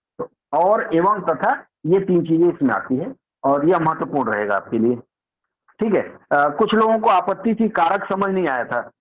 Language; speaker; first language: Hindi; native; Hindi